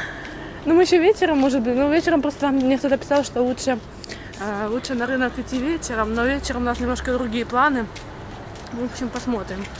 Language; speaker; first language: Russian; native; Russian